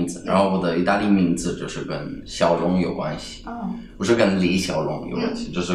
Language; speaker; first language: Chinese; non-native, fluent; Italian